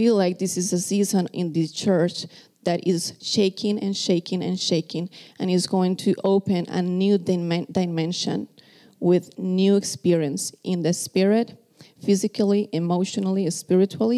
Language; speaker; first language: English; non-native, fluent; Spanish